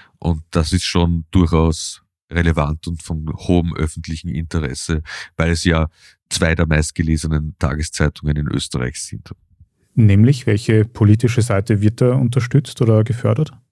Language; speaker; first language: German; native; German